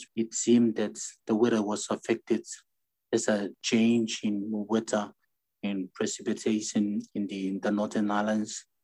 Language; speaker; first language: English; non-native, fluent; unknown